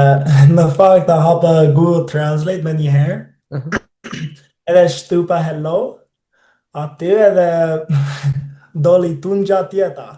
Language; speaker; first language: Albanian; non-native, fluent; English